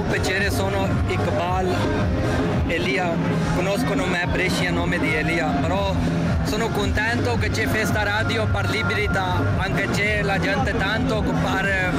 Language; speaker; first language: Italian; non-native, learner; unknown